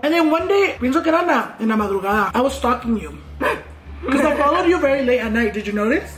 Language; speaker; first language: English; early bilingual, other home language; Spanish